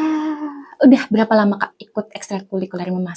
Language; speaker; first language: Indonesian; native; Indonesian